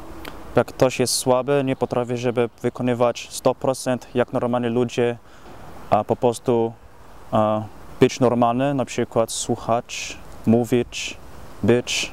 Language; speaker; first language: Polish; non-native, fluent; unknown